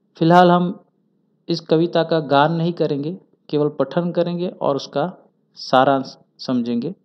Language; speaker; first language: Hindi; non-native, local second language; Gujarati